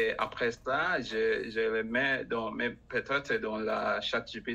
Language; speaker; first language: French; non-native, learner; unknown